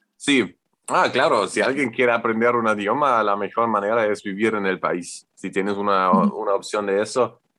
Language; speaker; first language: Spanish; non-native, fluent; German